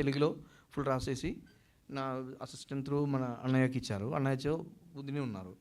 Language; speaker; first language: Telugu; non-native, learner; Malayalam